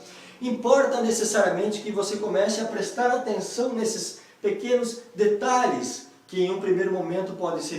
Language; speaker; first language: Portuguese; native; Portuguese